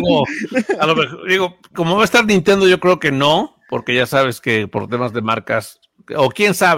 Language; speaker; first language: Spanish; native; Spanish